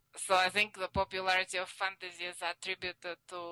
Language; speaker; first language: English; non-native, fluent; Russian